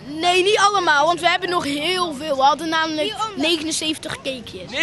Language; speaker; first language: Dutch; native; Dutch